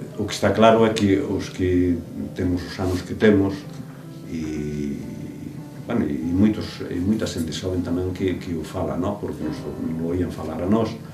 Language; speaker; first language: Galician; native; Galician